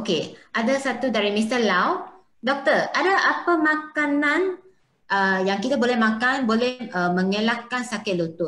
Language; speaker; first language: Malay; non-native, local second language; Chinese